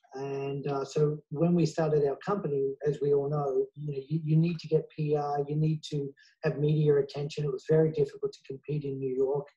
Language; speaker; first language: English; native; English